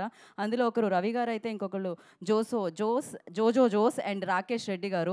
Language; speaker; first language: Telugu; native; Telugu